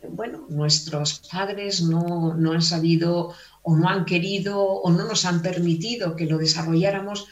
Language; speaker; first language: Spanish; native; Spanish